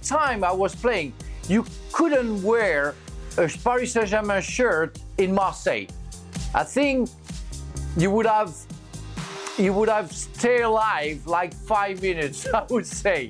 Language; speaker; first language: English; non-native, fluent; French